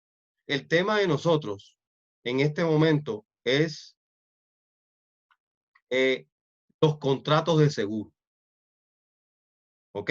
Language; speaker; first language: Spanish; native; Spanish